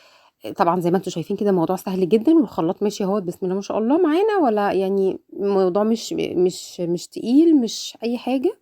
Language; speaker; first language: Arabic; native; Arabic